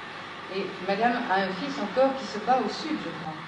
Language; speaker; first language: French; native; French